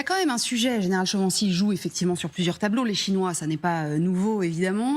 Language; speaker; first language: French; native; French